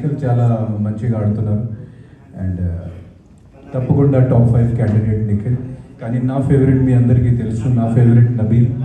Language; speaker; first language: Telugu; non-native, fluent; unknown